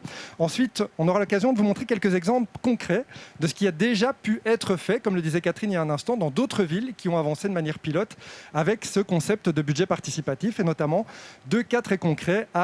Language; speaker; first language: French; native; French